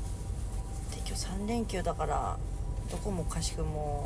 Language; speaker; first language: Japanese; native; Japanese